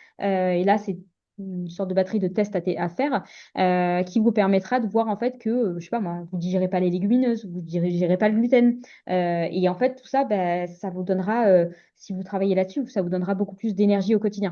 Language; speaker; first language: French; native; French